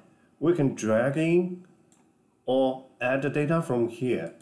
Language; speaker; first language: English; non-native, fluent; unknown